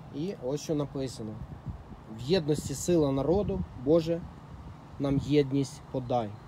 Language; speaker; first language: Ukrainian; non-native, local second language; Russian